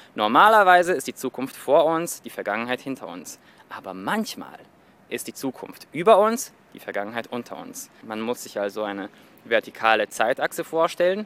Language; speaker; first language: German; non-native, fluent; Serbian